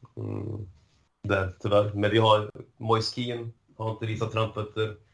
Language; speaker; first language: Swedish; early bilingual, other home language; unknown